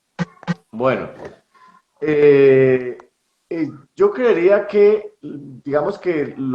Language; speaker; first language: Spanish; native; Spanish